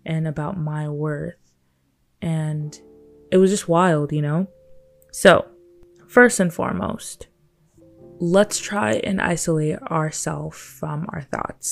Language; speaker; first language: English; non-native, local second language; Yoruba